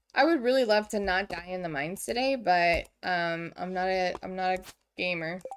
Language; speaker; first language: English; native; English